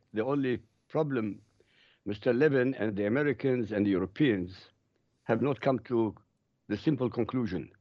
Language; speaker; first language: English; non-native, fluent; Arabic